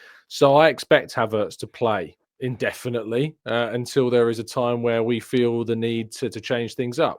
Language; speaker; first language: English; native; English